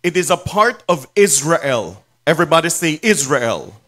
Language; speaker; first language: English; non-native, local second language; Filipino